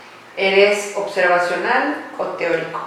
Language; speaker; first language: Spanish; native; Spanish